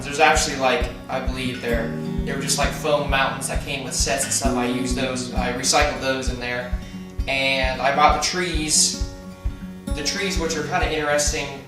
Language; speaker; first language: English; native; English